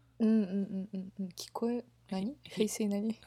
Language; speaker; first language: Japanese; non-native, learner; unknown